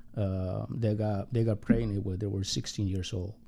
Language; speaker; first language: English; non-native, learner; Spanish